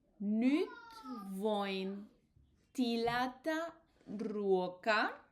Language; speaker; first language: Finnish; non-native, learner; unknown